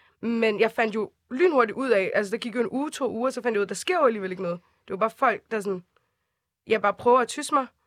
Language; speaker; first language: Danish; early bilingual, other home language; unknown